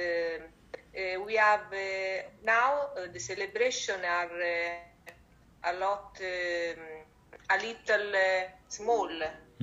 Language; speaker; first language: English; non-native, learner; Italian